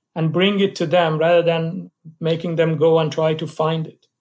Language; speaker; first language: English; non-native, fluent; Persian